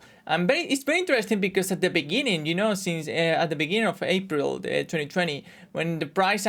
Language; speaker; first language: English; non-native, fluent; Spanish